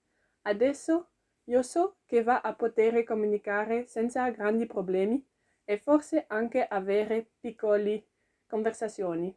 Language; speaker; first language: Italian; non-native, learner; French